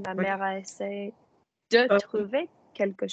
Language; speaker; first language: French; non-native, learner; English